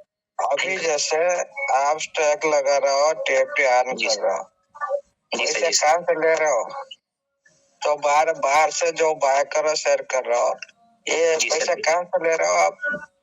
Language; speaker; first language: Hindi; native; Hindi